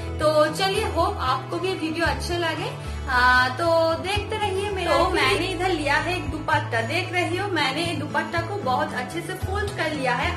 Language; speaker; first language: Hindi; non-native, local second language; Bangla